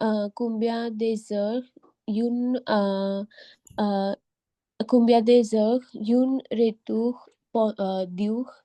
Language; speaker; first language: French; non-native, learner; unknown